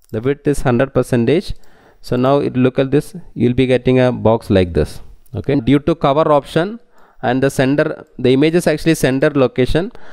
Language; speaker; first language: English; non-native, local second language; Tamil